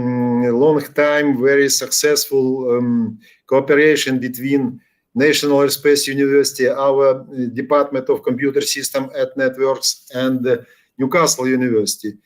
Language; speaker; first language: English; non-native, learner; Ukrainian